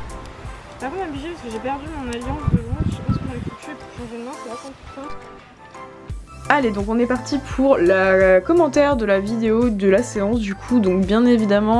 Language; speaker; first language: French; native; French